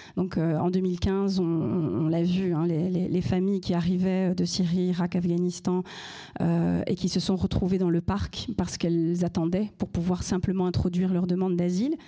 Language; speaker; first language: French; native; French